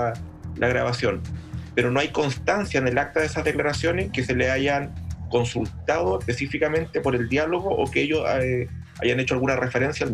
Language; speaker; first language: Spanish; native; Spanish